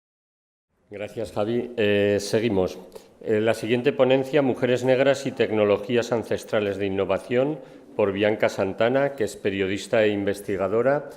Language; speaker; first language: Spanish; native; Spanish